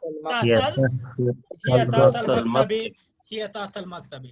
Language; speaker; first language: Arabic; non-native, fluent; Urdu